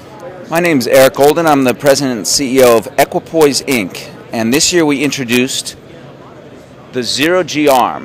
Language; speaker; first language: English; native; English